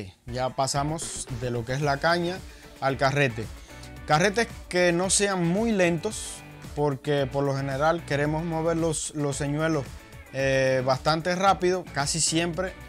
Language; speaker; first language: Spanish; native; Spanish